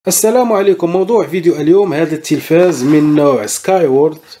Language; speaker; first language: Arabic; native; Arabic